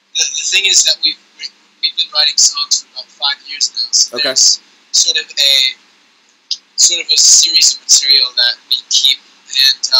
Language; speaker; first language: English; native; English